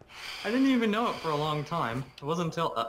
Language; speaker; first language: English; native; English